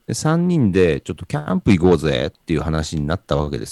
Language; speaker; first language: Japanese; native; Japanese